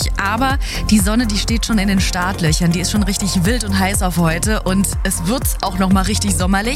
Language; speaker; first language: German; native; German